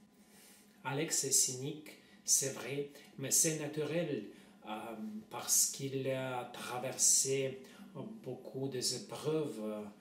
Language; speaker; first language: French; non-native, fluent; Russian